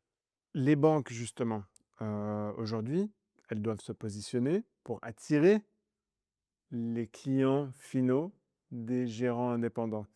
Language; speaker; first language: French; native; French